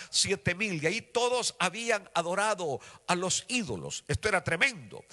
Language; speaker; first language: Spanish; native; Spanish